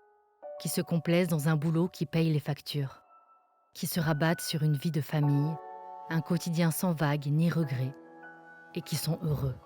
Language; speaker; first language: French; native; French